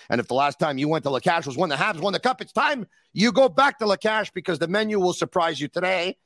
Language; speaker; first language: English; native; English